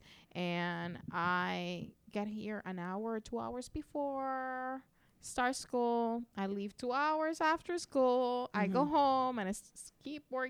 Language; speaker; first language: English; non-native, fluent; Spanish